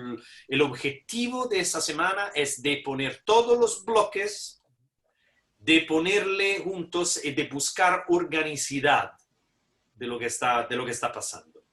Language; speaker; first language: Spanish; non-native, fluent; Italian